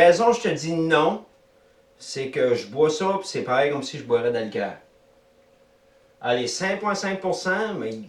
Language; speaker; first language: French; native; French